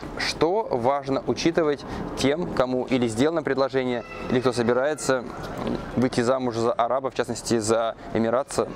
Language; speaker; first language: Russian; native; Russian